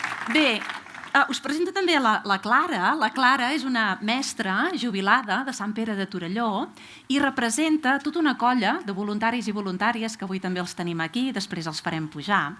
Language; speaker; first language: Catalan; native; Catalan